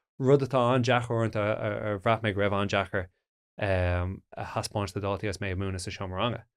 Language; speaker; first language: Irish; non-native, local second language; English